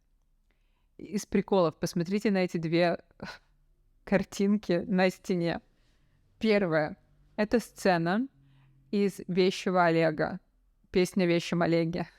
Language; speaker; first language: Russian; native; Russian